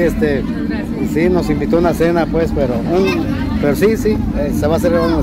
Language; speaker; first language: Spanish; native; Spanish